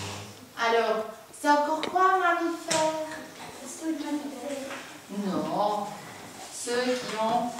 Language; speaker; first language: French; native; French